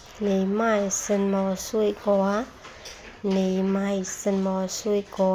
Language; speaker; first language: Chinese; non-native, fluent; Khmer